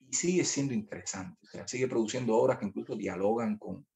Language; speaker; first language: Spanish; native; Spanish